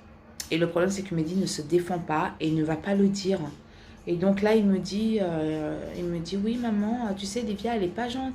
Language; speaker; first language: French; native; French